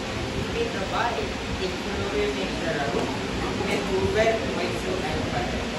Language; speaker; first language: German; non-native, learner; Filipino